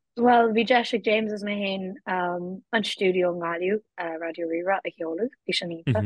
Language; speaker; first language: Irish; non-native, local second language; English